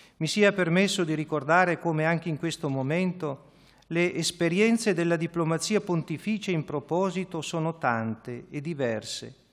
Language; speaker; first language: Italian; native; Italian